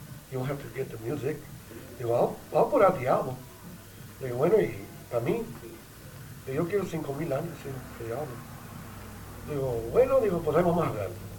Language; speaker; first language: Spanish; early bilingual, heritage; Spanish